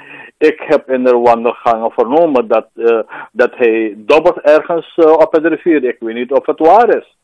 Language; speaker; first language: Dutch; non-native, local second language; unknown